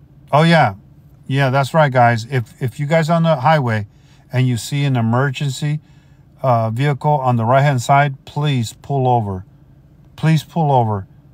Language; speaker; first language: English; native; English